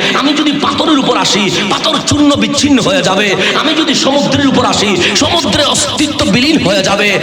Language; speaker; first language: Bangla; non-native, local second language; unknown